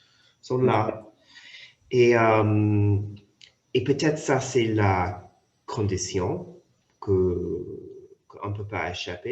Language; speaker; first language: French; non-native, fluent; English